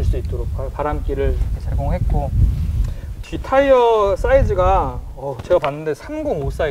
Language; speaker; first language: Korean; native; Korean